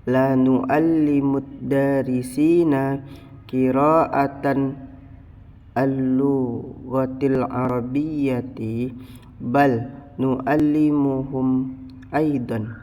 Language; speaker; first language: Arabic; non-native, learner; Indonesian